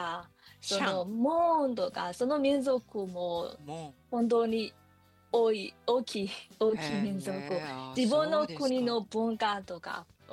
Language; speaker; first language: Japanese; non-native, learner; Burmese